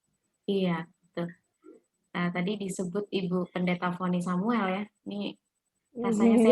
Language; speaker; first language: Indonesian; native; Indonesian